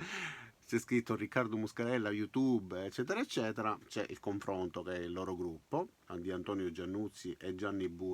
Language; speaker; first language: Italian; native; Italian